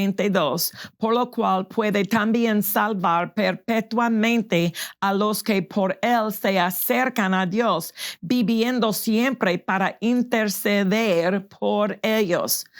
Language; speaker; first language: Spanish; non-native, fluent; English